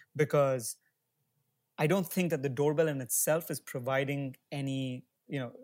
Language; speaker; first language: English; non-native, local second language; Hindi